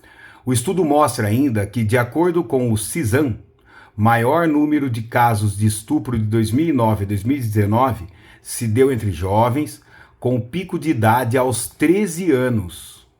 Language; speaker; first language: Portuguese; native; Portuguese